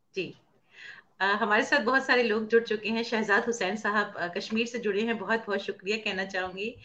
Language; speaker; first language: Hindi; native; Hindi